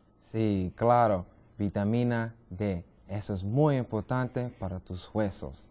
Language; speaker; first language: Spanish; non-native, learner; English